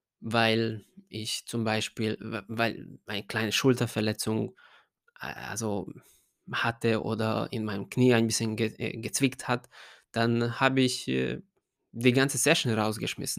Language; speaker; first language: German; non-native, fluent; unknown